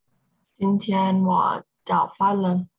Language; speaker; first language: Chinese; non-native, learner; Thai